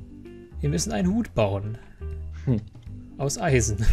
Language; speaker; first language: German; native; German